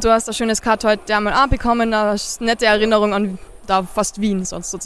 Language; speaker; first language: German; native; German